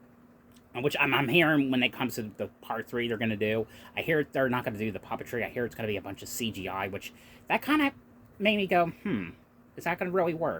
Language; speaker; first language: English; native; English